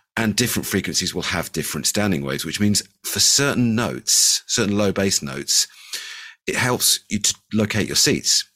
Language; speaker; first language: English; native; English